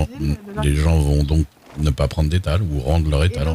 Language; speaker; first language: French; native; French